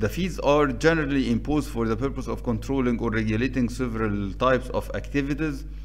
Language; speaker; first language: English; non-native, fluent; Arabic